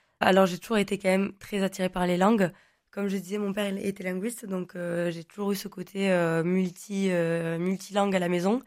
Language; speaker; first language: French; native; French